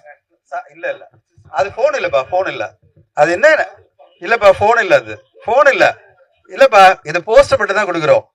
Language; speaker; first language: Tamil; native; Tamil